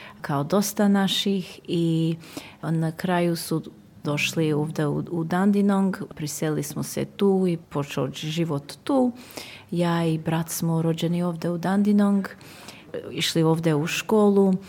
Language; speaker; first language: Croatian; early bilingual, heritage; Serbian